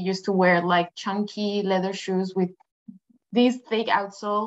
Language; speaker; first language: English; non-native, fluent; Spanish